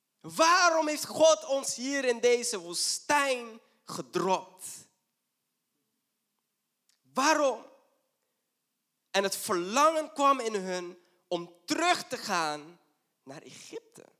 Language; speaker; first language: Dutch; non-native, fluent; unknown